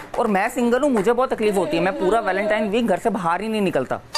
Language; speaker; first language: Hindi; native; Hindi